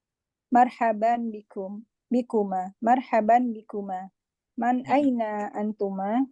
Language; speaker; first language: Arabic; non-native, learner; Indonesian